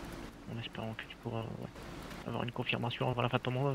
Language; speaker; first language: French; native; French